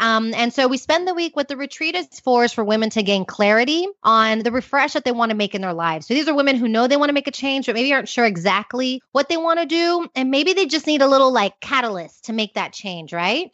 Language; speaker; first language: English; native; English